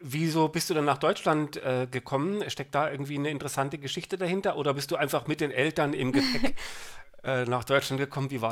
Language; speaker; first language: German; native; German